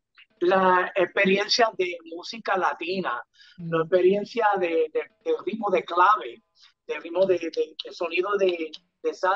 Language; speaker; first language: Spanish; early bilingual, heritage; English